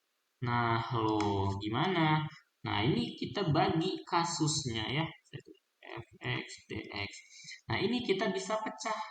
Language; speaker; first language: Indonesian; native; Indonesian